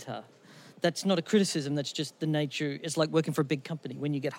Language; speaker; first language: English; native; English